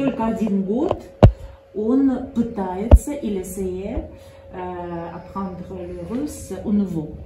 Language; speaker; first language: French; non-native, learner; Russian